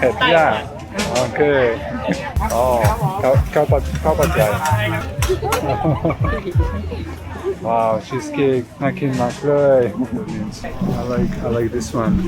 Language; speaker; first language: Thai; non-native, learner; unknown